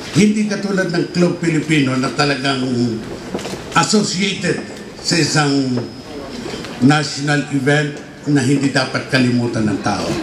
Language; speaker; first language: Filipino; native; Filipino